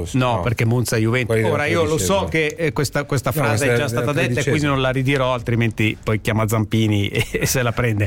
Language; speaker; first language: Italian; native; Italian